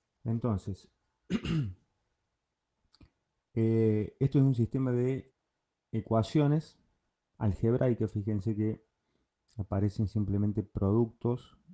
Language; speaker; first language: Spanish; native; Spanish